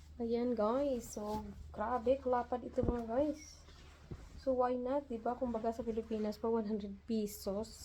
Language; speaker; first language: Filipino; non-native, local second language; Cebuano